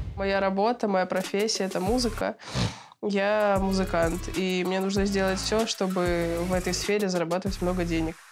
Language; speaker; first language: Russian; native; Russian